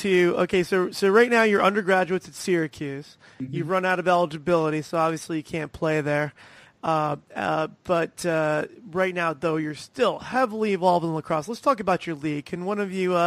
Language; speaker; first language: English; native; English